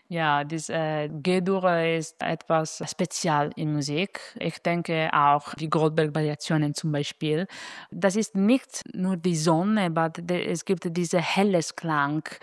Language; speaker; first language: German; non-native, fluent; Italian